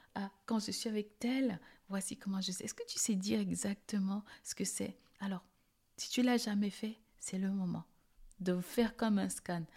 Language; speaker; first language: French; native; French